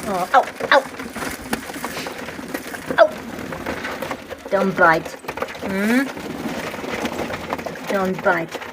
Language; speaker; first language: English; non-native, local second language; Filipino